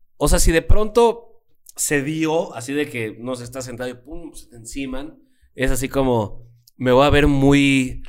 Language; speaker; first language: Spanish; native; Spanish